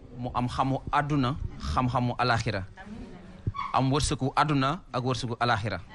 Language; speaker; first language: Wolof; native; Wolof